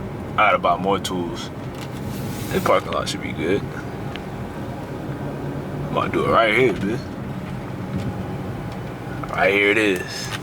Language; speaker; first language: English; native; English